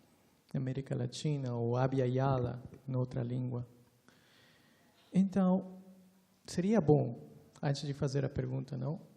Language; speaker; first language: Portuguese; non-native, fluent; Spanish